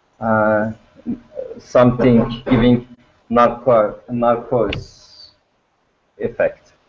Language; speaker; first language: English; non-native, learner; Turkish